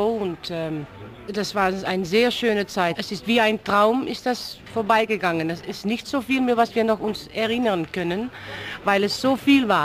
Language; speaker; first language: German; non-native, fluent; Dutch